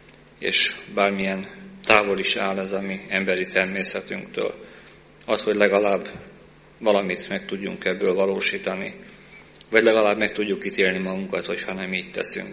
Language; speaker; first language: Hungarian; native; Hungarian